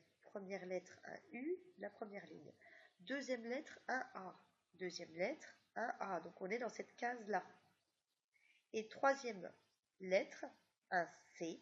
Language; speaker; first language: French; native; French